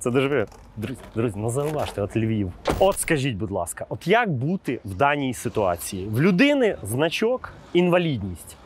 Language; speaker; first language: Ukrainian; native; Ukrainian